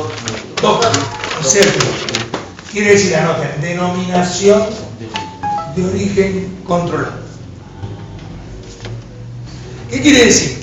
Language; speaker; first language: Spanish; native; Spanish